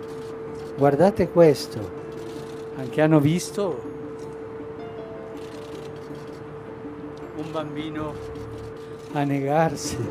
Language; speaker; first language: Italian; non-native, fluent; Spanish